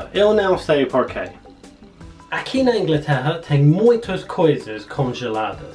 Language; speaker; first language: Portuguese; non-native, learner; English